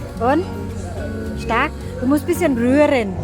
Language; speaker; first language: German; non-native, learner; Thai